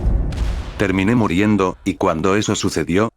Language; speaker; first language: Spanish; native; Spanish